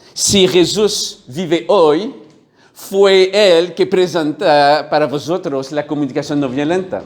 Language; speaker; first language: Spanish; non-native, learner; French